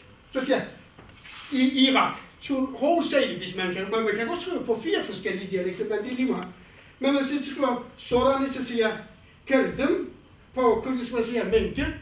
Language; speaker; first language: Danish; non-native, fluent; Kurdish